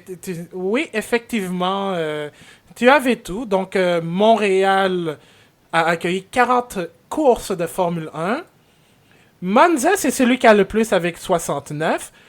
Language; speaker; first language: French; native; French